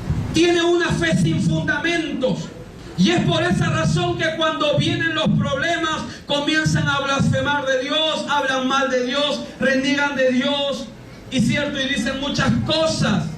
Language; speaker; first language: Spanish; native; Spanish